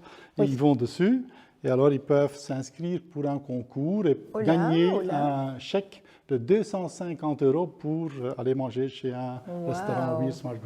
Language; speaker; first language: French; non-native, fluent; Dutch